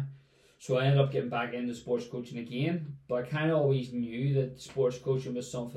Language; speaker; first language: English; native; English